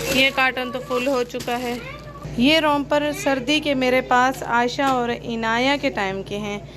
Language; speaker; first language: Urdu; native; Urdu